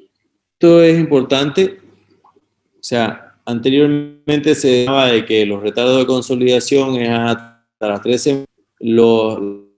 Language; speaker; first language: Spanish; native; Spanish